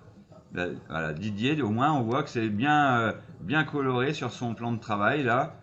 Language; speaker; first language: French; native; French